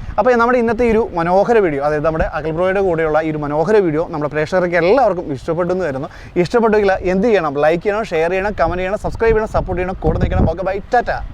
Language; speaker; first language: Malayalam; native; Malayalam